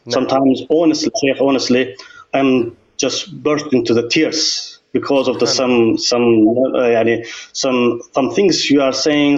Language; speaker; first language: English; non-native, learner; Azerbaijani